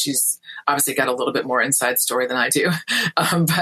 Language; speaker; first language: English; native; English